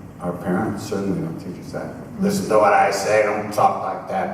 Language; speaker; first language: English; native; English